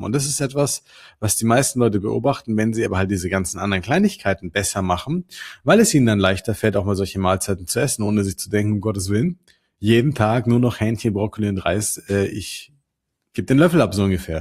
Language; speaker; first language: German; native; German